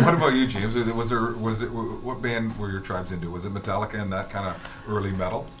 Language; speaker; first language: English; native; English